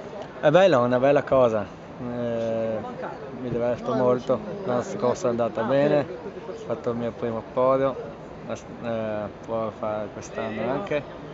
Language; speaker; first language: Italian; non-native, learner; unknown